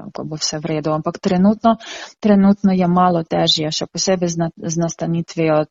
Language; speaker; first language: Slovenian; non-native, fluent; Ukrainian